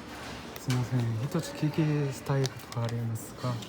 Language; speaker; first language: Japanese; non-native, learner; Korean